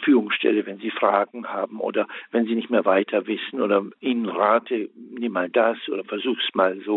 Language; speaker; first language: German; native; German